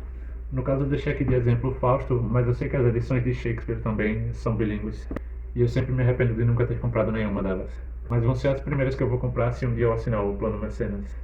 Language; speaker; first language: Portuguese; native; Portuguese